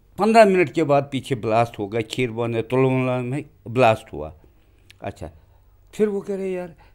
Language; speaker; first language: Hindi; non-native, local second language; Kashmiri